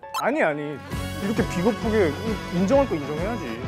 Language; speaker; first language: Korean; native; Korean